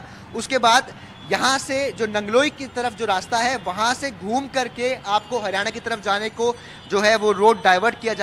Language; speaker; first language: Hindi; native; Hindi